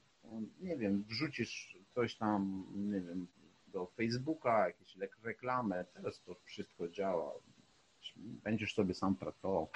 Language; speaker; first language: Polish; non-native, fluent; Ukrainian